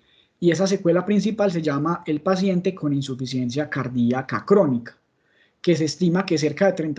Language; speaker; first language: Spanish; native; Spanish